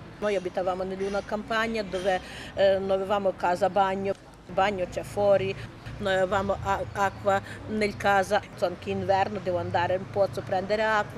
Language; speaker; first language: Italian; non-native, learner; Ukrainian